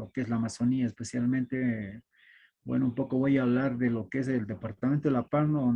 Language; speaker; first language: Spanish; native; Spanish